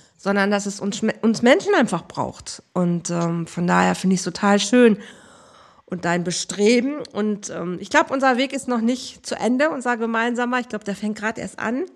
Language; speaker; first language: German; native; German